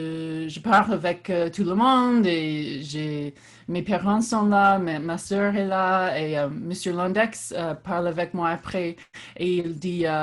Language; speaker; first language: French; non-native, learner; English